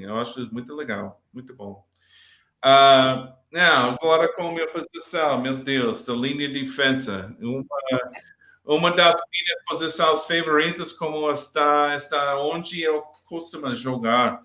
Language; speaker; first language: Portuguese; non-native, learner; English